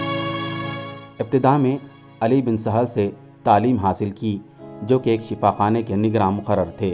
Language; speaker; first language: Urdu; native; Urdu